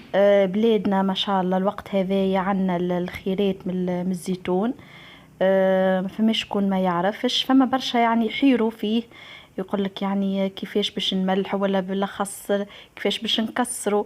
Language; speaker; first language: Arabic; native; Arabic